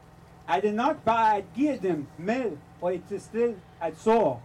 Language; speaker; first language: Danish; non-native, fluent; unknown